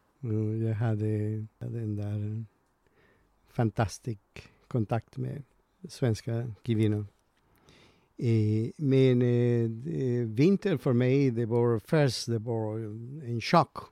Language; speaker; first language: Swedish; non-native, learner; Spanish